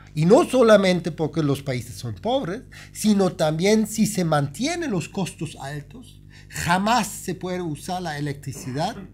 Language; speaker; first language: Spanish; non-native, fluent; German